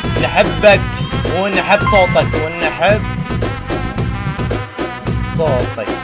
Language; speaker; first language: Arabic; native; Arabic